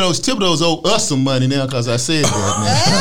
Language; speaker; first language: English; native; English